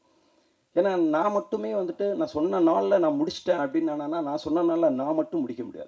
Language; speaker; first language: Tamil; native; Tamil